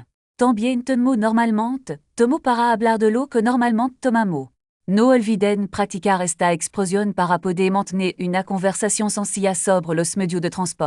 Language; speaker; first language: Spanish; non-native, fluent; French